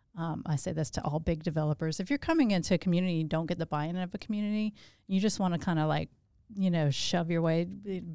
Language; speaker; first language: English; native; English